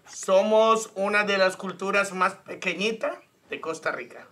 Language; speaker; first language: Spanish; non-native, local second language; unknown